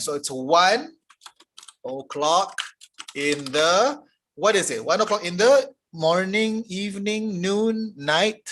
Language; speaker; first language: English; non-native, local second language; Malay